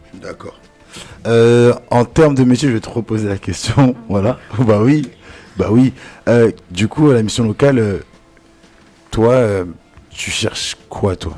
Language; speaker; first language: French; native; French